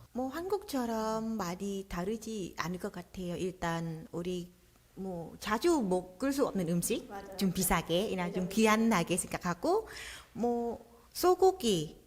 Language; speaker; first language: Korean; non-native, fluent; Khmer